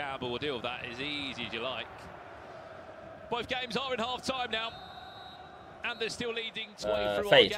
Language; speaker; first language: English; native; English